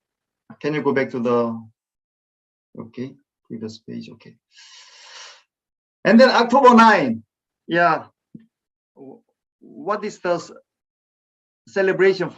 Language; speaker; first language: English; non-native, fluent; Korean